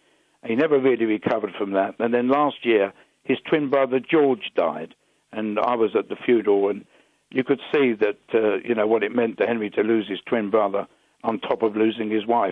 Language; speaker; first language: English; native; English